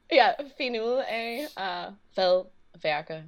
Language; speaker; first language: Danish; non-native, learner; English